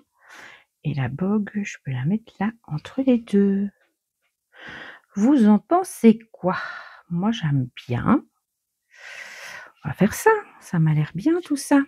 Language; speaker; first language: French; native; French